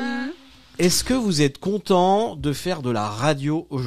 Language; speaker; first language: French; native; French